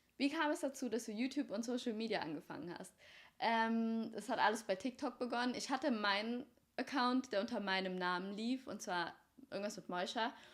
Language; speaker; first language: German; early bilingual, other home language; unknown